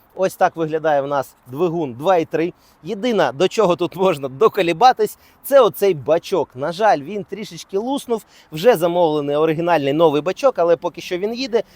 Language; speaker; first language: Ukrainian; non-native, local second language; Russian